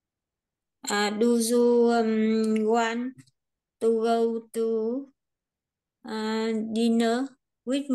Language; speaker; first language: English; non-native, learner; Vietnamese